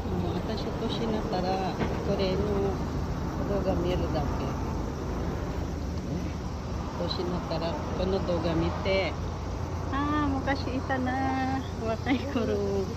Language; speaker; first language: Japanese; non-native, learner; Filipino